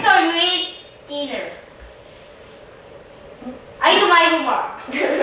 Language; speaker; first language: English; non-native, learner; Korean